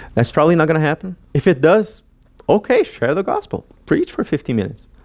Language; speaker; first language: English; non-native, fluent; Portuguese